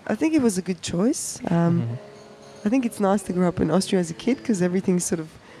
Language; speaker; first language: English; early bilingual, other home language; German